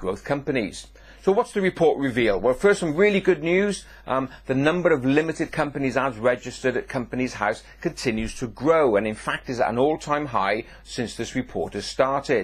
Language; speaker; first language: English; native; English